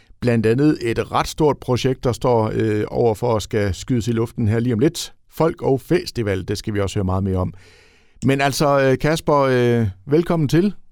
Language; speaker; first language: Danish; native; Danish